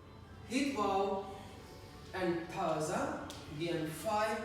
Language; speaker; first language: Vietnamese; non-native, learner; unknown